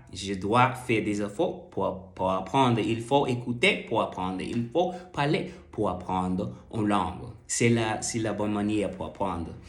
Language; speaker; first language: French; non-native, learner; English